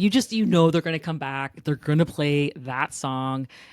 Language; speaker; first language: English; native; English